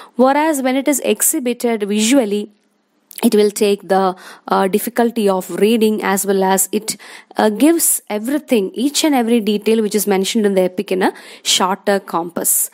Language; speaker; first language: English; non-native, local second language; Malayalam